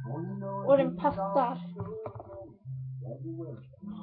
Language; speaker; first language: Swedish; non-native, learner; Korean